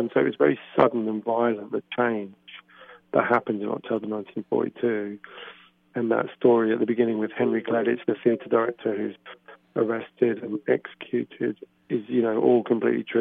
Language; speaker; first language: English; native; English